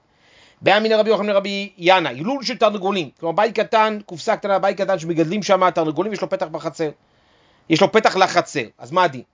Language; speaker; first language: Hebrew; native; Hebrew